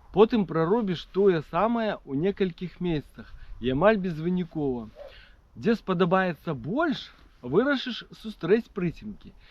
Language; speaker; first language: Belarusian; native; Belarusian